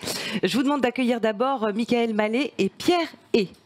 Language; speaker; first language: French; native; French